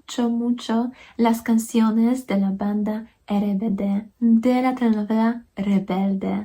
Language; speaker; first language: Spanish; non-native, fluent; Polish